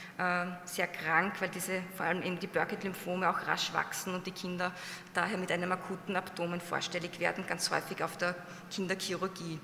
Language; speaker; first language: German; native; German